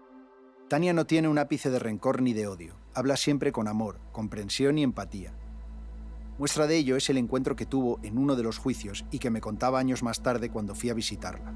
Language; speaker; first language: Spanish; native; Spanish